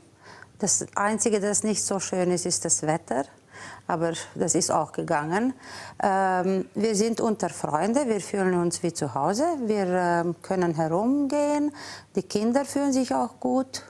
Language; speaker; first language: German; non-native, fluent; Romanian